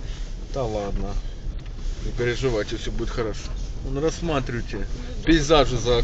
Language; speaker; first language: Russian; native; Russian